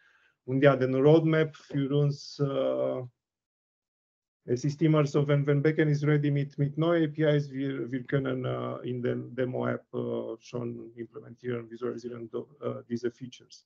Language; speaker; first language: German; non-native, learner; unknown